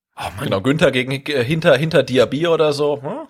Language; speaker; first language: German; native; German